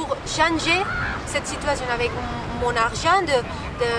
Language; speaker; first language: French; non-native, learner; Spanish